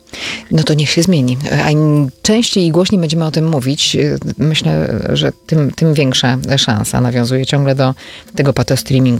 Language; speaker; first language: Polish; native; Polish